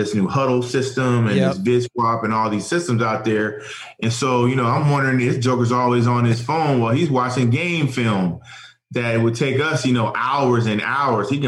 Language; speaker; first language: English; native; English